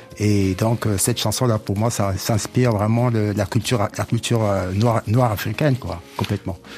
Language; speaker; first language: French; non-native, local second language; Duala